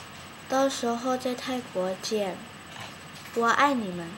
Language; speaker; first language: Chinese; non-native, learner; Thai